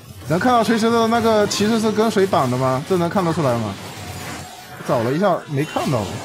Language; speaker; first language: Chinese; native; Chinese